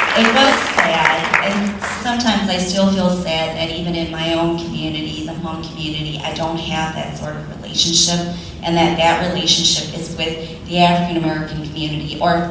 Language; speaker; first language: English; early bilingual, other home language; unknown